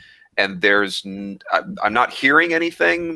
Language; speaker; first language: English; native; English